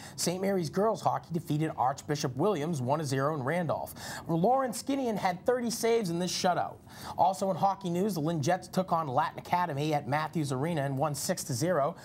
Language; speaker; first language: English; native; English